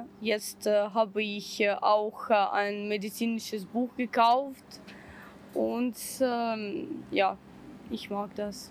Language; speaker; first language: German; non-native, learner; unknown